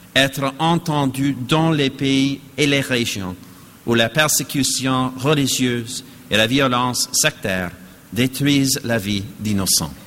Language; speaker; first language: French; non-native, fluent; English